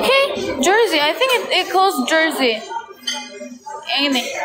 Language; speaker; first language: English; non-native, fluent; Turkish